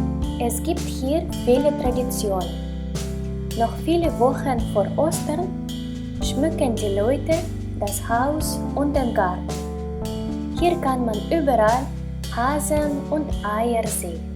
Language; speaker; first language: German; non-native, fluent; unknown